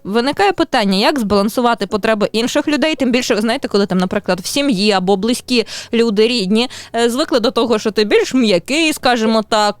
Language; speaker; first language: Ukrainian; native; Ukrainian